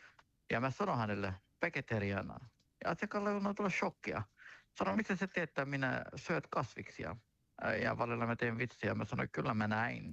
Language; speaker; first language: Finnish; non-native, learner; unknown